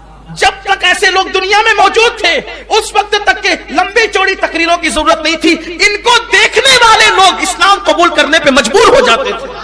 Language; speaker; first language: Urdu; native; Urdu